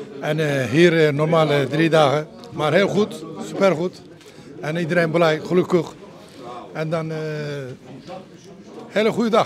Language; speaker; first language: Dutch; non-native, learner; Turkish